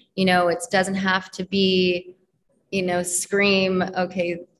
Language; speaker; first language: English; native; English